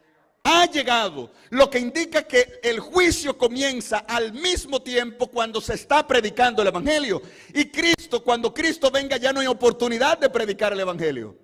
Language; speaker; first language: Spanish; native; Spanish